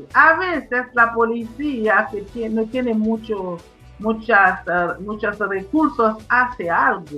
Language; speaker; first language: Spanish; non-native, fluent; Haitian Creole